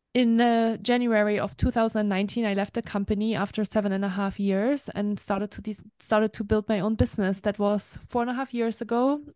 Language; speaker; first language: English; non-native, fluent; German